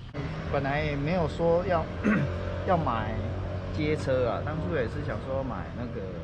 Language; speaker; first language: Chinese; native; Chinese